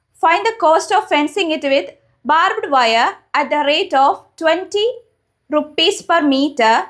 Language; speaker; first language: English; non-native, local second language; Malayalam